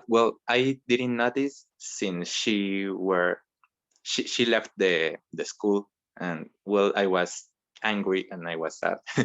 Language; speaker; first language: English; non-native, learner; Spanish